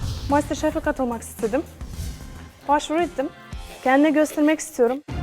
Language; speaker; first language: Turkish; non-native, fluent; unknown